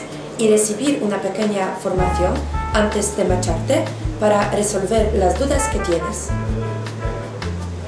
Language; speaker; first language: Spanish; non-native, fluent; Polish